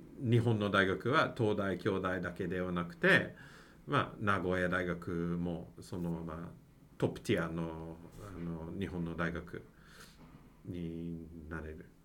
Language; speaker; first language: Japanese; non-native, fluent; English